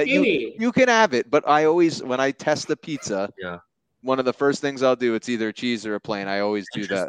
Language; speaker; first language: English; native; English